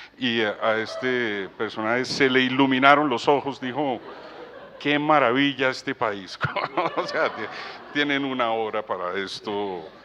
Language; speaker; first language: Spanish; native; Spanish